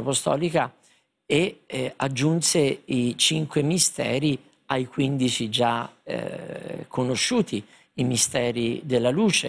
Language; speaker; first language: Italian; native; Italian